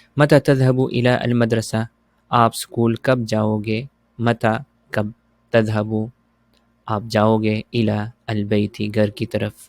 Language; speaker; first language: Urdu; native; Urdu